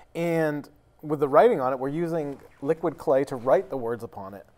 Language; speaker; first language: English; native; English